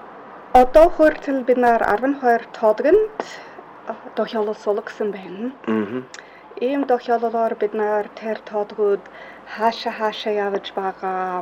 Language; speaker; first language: Mongolian; non-native, fluent; English